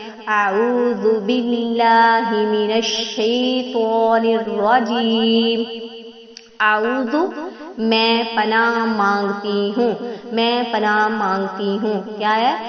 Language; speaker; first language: Urdu; non-native, local second language; Punjabi